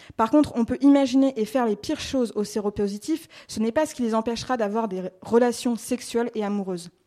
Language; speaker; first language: French; native; French